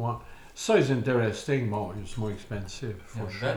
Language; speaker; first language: English; non-native, learner; French